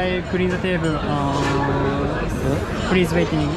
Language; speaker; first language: English; non-native, learner; Japanese